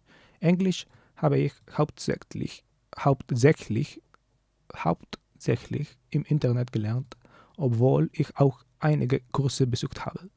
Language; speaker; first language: German; non-native, learner; Spanish